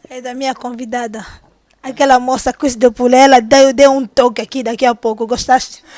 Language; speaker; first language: Portuguese; non-native, fluent; Lingala